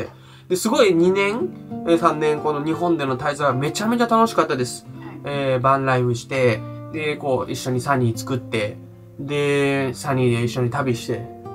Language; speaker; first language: Japanese; native; Japanese